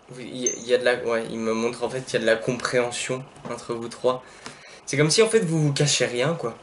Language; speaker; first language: French; native; French